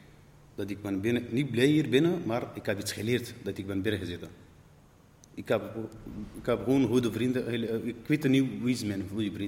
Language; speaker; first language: Dutch; non-native, learner; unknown